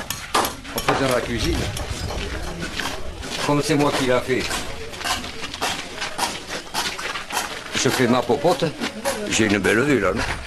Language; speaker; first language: French; native; French